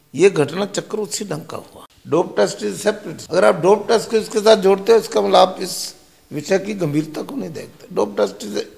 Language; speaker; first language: Hindi; non-native, local second language; Punjabi